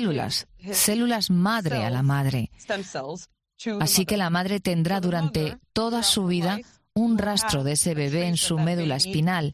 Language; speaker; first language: Spanish; non-native, fluent; French